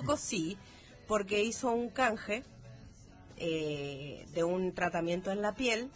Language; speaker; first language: Spanish; native; Spanish